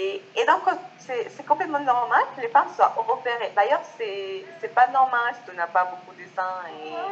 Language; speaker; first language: French; non-native, fluent; Spanish